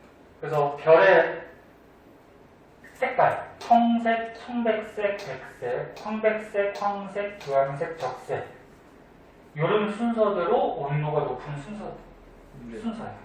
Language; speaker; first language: Korean; native; Korean